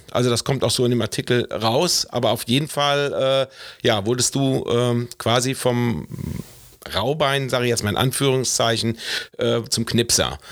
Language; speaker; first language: German; native; German